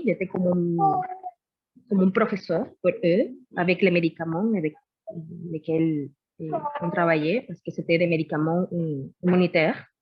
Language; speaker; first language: French; non-native, learner; Spanish